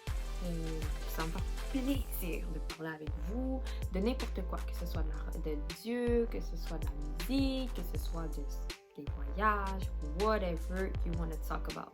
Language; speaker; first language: French; native; French